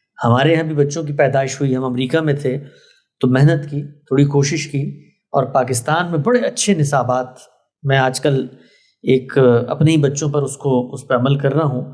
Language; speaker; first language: Urdu; native; Urdu